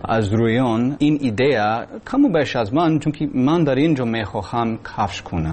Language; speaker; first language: Persian; non-native, learner; English